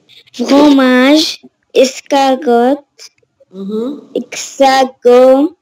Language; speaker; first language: English; non-native, learner; Arabic